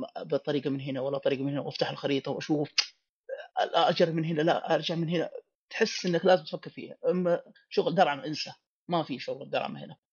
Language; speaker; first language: Arabic; native; Arabic